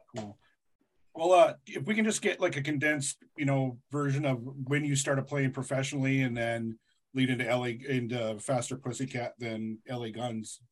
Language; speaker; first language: English; native; English